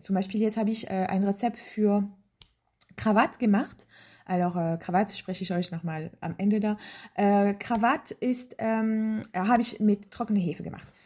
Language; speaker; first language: German; non-native, fluent; French